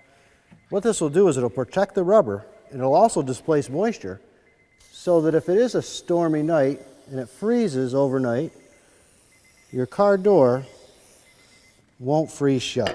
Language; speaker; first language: English; native; English